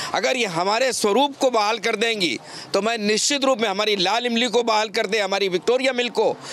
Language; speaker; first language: Hindi; native; Hindi